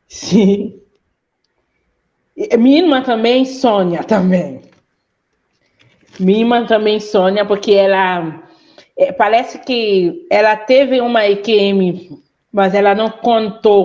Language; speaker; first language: Portuguese; non-native, fluent; Haitian Creole